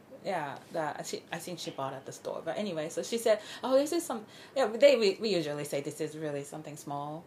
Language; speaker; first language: English; non-native, fluent; Japanese